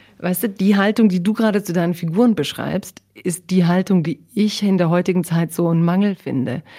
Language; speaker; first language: German; early bilingual, other home language; Croatian